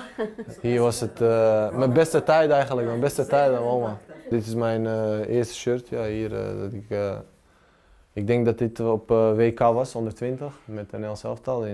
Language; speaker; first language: Dutch; early bilingual, other home language; Bosnian